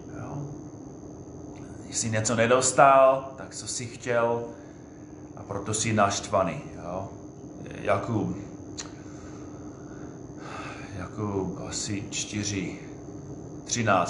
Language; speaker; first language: Czech; non-native, fluent; English